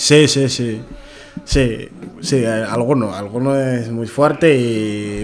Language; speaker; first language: Spanish; non-native, learner; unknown